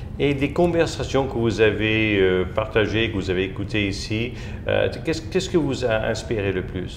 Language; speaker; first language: French; non-native, fluent; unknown